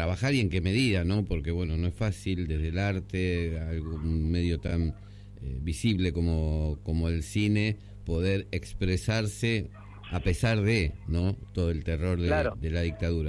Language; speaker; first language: Spanish; native; Spanish